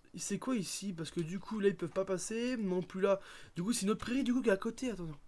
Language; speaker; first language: French; native; French